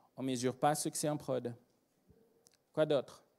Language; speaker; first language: French; non-native, fluent; Portuguese